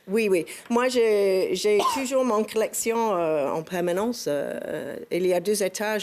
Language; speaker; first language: French; non-native, fluent; English